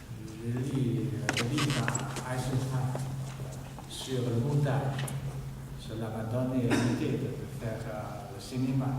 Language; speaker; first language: French; non-native, fluent; Chinese